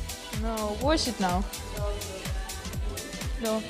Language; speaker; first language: English; non-native, fluent; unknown